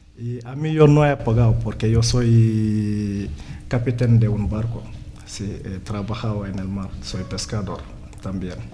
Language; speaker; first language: Spanish; non-native, learner; Wolof